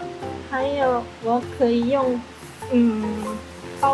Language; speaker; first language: Chinese; non-native, learner; Korean